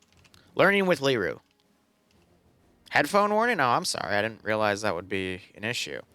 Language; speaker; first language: English; native; English